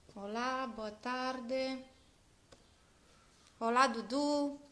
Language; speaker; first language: Portuguese; non-native, fluent; Italian